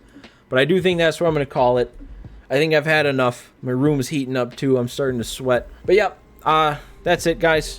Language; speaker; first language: English; native; English